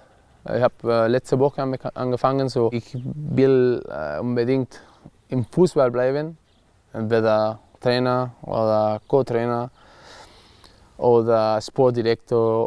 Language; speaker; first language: German; non-native, learner; Spanish